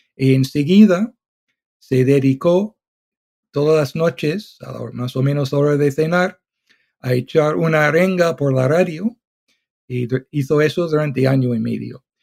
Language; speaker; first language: Spanish; non-native, fluent; English